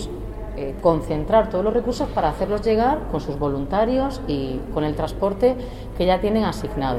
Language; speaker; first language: Spanish; native; Spanish